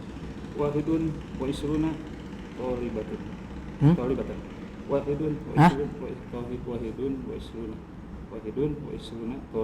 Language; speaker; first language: Arabic; non-native, learner; Indonesian